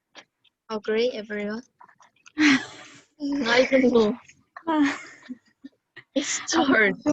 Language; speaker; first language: English; non-native, learner; Korean